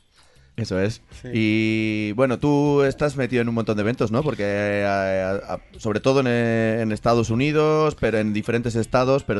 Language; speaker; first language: Spanish; native; Spanish